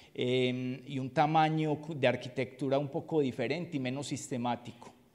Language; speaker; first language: Spanish; native; Spanish